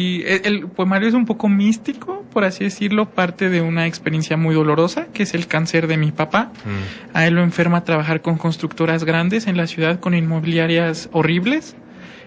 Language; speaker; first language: Spanish; native; Spanish